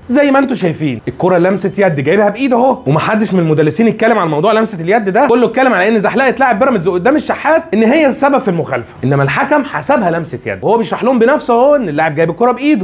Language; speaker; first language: Arabic; native; Arabic